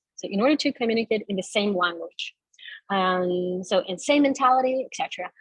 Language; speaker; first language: English; non-native, fluent; Kazakh